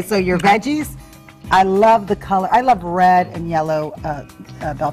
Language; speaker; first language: English; native; English